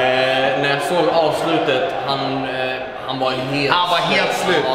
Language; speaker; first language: Swedish; native; Swedish